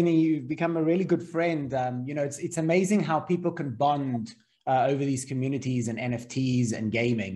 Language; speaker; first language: English; native; English